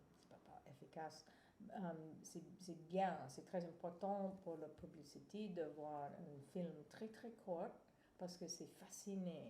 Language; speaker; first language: French; non-native, fluent; English